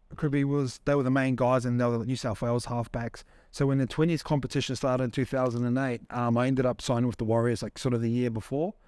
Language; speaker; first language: English; native; English